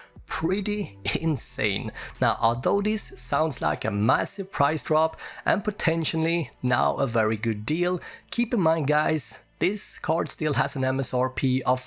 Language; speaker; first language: English; native; English